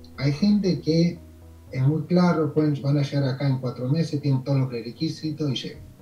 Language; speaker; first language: Spanish; early bilingual, heritage; Spanish